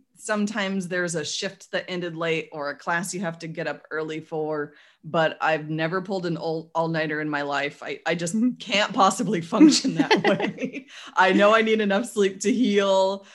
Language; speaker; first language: English; native; English